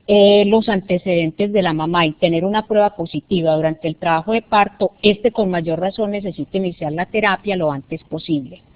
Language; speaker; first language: Spanish; native; Spanish